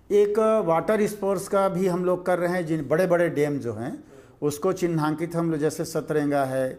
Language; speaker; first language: Hindi; native; Hindi